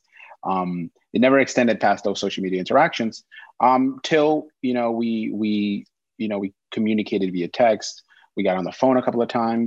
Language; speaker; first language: English; native; English